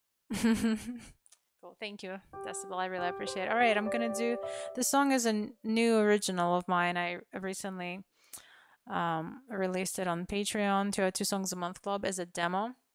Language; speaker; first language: English; non-native, fluent; Russian